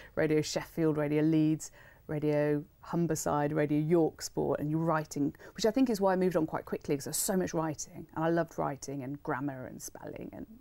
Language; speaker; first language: English; native; English